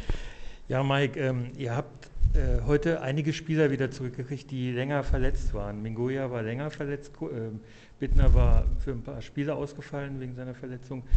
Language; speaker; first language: German; native; German